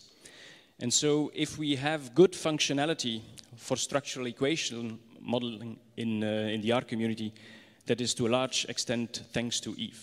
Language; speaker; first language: English; non-native, fluent; Dutch